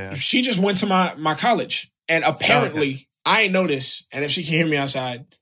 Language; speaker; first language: English; native; English